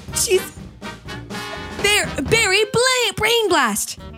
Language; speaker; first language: English; early bilingual, other home language; Polish